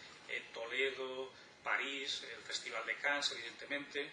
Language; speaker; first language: Spanish; native; Spanish